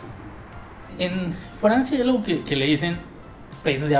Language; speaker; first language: Spanish; native; Spanish